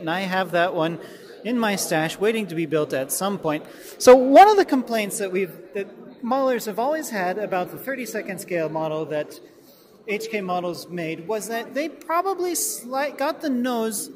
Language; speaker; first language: English; native; English